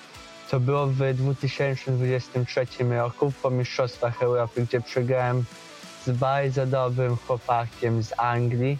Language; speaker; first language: Polish; early bilingual, heritage; Polish